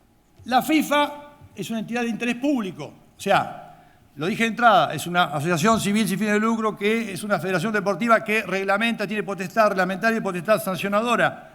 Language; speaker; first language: Spanish; native; Spanish